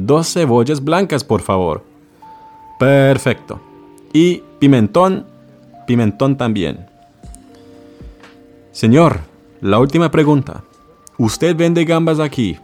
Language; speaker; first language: Spanish; non-native, learner; English